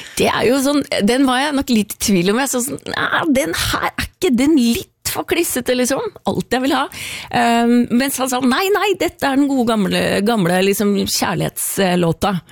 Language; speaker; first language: Norwegian; native; Norwegian